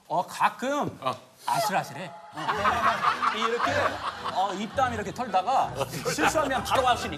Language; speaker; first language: Korean; non-native, fluent; English